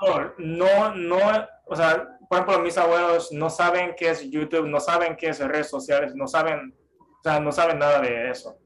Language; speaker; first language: Spanish; non-native, fluent; Japanese